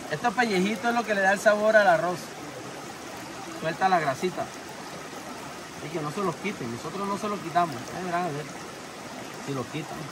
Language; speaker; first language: Spanish; native; Spanish